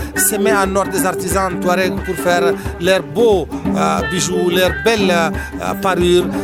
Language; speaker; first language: French; non-native, local second language; Tamasheq